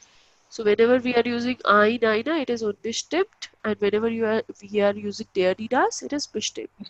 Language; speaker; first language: German; non-native, local second language; Hindi